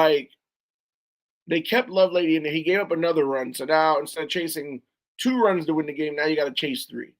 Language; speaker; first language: English; native; English